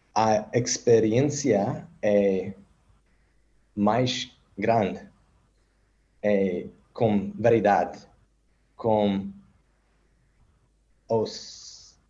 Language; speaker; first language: Portuguese; non-native, learner; English